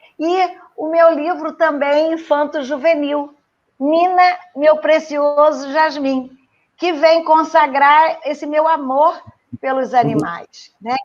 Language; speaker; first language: Portuguese; native; Portuguese